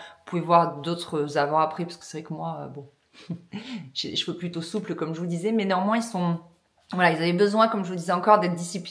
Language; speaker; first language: French; native; French